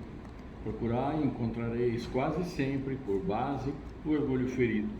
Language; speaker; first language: Portuguese; native; Portuguese